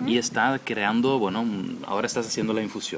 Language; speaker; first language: Spanish; non-native, fluent; Dutch